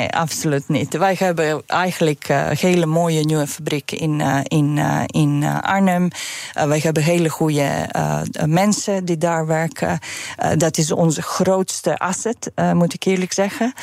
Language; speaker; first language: Dutch; non-native, fluent; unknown